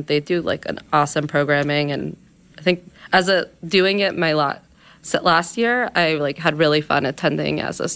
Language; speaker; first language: English; native; English